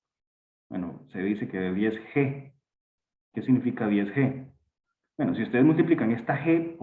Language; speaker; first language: Spanish; native; Spanish